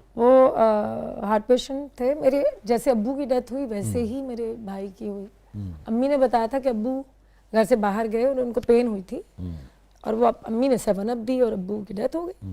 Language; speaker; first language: Urdu; non-native, local second language; Punjabi